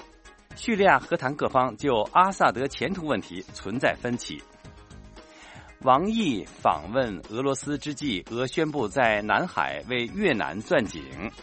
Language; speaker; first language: Chinese; native; Chinese